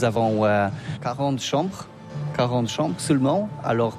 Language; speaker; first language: French; non-native, learner; Polish